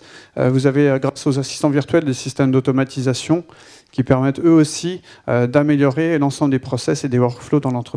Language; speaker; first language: French; native; French